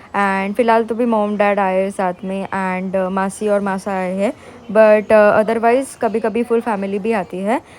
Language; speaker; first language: Hindi; non-native, local second language; Marathi